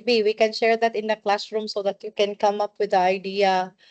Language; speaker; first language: English; non-native, local second language; Cebuano